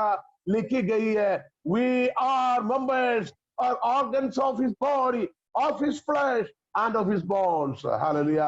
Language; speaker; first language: Hindi; non-native, local second language; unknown